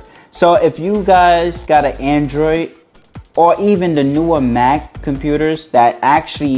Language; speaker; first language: English; native; English